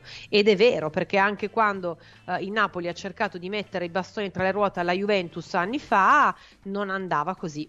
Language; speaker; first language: Italian; native; Italian